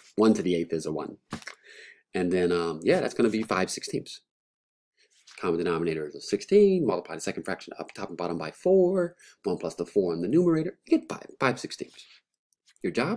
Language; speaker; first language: English; native; English